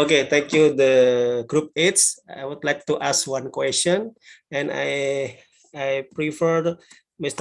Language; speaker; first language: English; non-native, learner; Indonesian